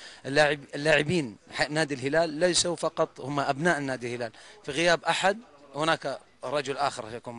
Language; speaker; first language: Arabic; native; Arabic